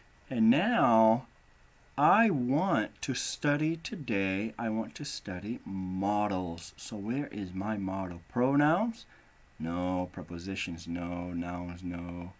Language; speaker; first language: English; non-native, fluent; Portuguese